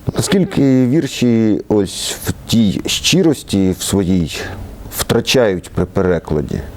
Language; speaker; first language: Ukrainian; native; Ukrainian